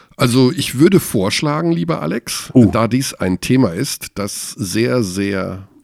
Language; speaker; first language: German; native; German